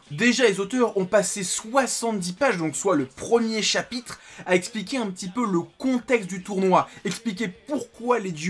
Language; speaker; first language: French; native; French